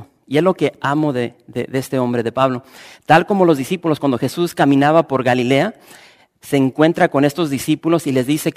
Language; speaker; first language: Spanish; native; Spanish